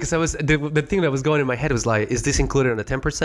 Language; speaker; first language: English; non-native, fluent; Spanish